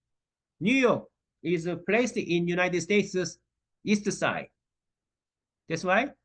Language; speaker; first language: English; non-native, learner; Korean